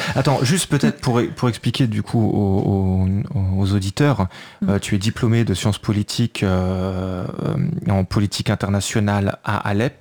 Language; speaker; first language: French; native; French